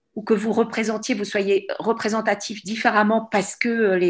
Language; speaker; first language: French; native; French